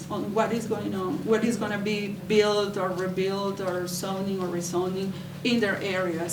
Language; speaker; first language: English; non-native, fluent; Spanish